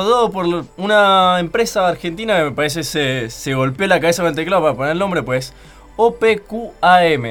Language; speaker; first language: Spanish; native; Spanish